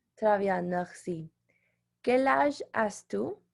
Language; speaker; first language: French; non-native, learner; Spanish